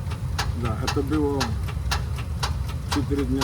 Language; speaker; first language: Russian; non-native, learner; Polish